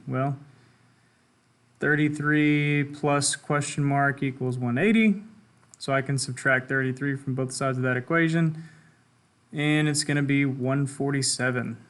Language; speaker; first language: English; native; English